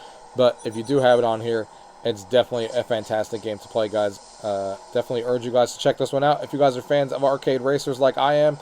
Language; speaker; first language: English; native; English